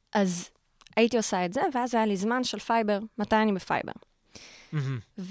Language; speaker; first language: Hebrew; native; Hebrew